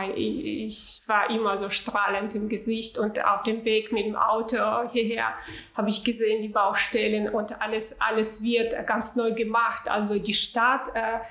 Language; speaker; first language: German; non-native, fluent; Russian